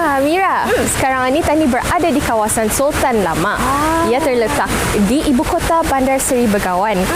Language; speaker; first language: Malay; native; Malay